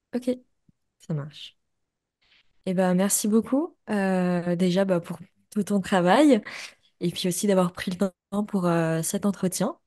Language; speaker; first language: French; native; French